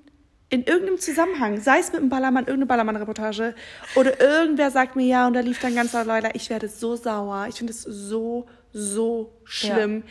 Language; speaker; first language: German; native; German